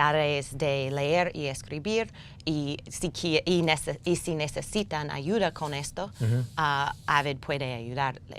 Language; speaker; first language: Spanish; non-native, learner; English